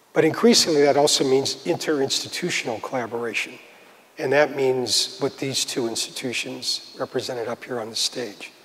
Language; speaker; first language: English; native; English